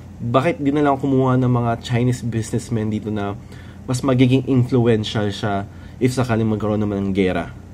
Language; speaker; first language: Filipino; native; Filipino